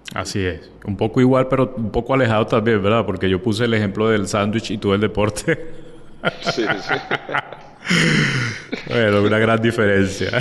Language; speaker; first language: Spanish; native; Spanish